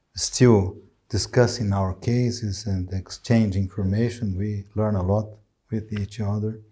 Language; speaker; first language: English; non-native, fluent; Portuguese